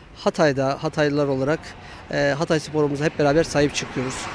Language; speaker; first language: Turkish; native; Turkish